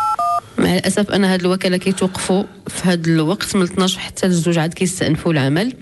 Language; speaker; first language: Arabic; native; Arabic